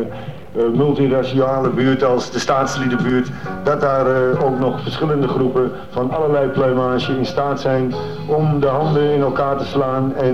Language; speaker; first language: Dutch; native; Dutch